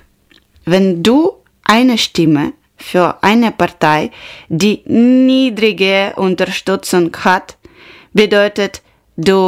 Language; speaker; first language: German; non-native, learner; Ukrainian